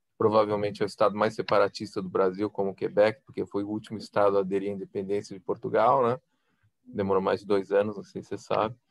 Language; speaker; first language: Portuguese; native; Portuguese